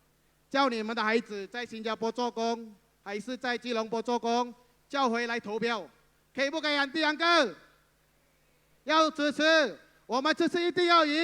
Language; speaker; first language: Chinese; non-native, local second language; Tamil